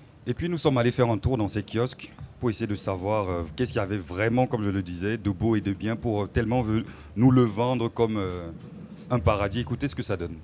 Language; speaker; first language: French; native; French